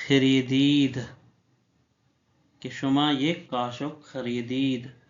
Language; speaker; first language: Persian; non-native, fluent; Urdu